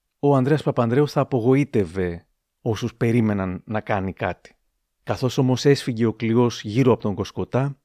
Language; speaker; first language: Greek; native; Greek